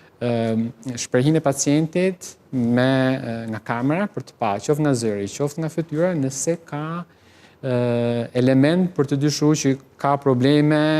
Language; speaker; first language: Albanian; native; Albanian